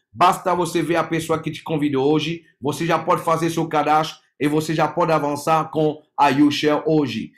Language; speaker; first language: Portuguese; non-native, fluent; French